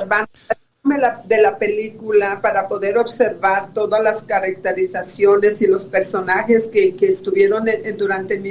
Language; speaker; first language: Spanish; native; Spanish